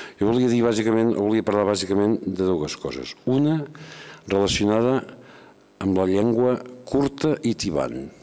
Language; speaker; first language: Catalan; native; Catalan